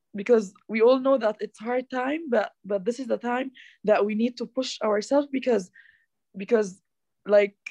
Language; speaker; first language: English; non-native, fluent; Arabic